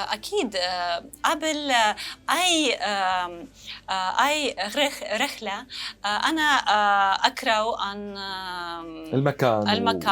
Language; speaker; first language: Arabic; non-native, learner; Russian